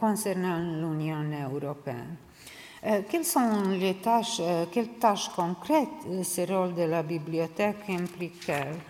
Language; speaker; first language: French; non-native, learner; Serbian